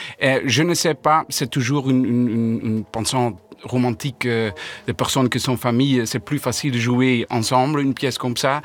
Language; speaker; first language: French; non-native, learner; Dutch